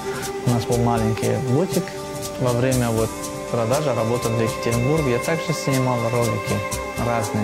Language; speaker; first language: Russian; non-native, local second language; Tajik